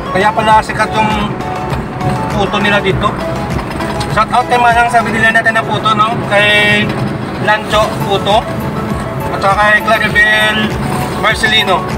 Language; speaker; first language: Filipino; non-native, local second language; Hiligaynon